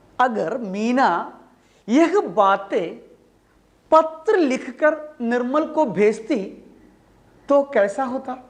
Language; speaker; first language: Hindi; non-native, local second language; Malayalam